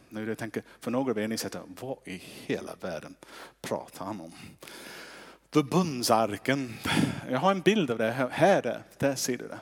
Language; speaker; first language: Swedish; non-native, fluent; English